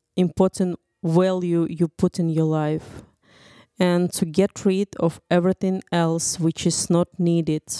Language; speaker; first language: English; non-native, fluent; Ukrainian